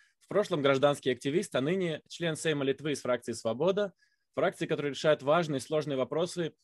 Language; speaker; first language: Russian; native; Russian